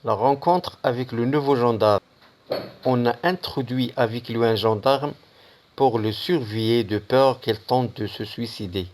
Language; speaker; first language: French; non-native, local second language; Arabic